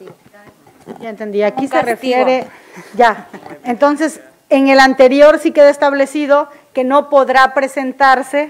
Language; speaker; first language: Spanish; native; Spanish